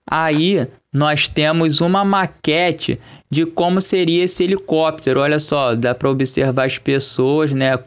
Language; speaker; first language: Portuguese; native; Portuguese